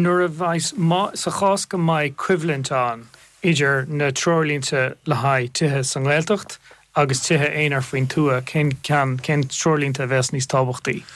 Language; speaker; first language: Irish; native; Irish